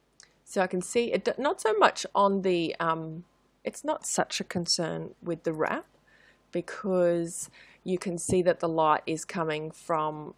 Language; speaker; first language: English; native; English